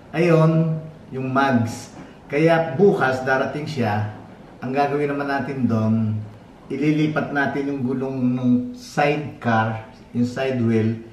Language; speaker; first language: Filipino; native; Filipino